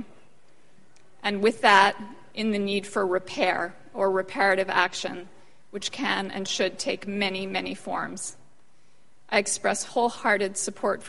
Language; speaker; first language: English; native; English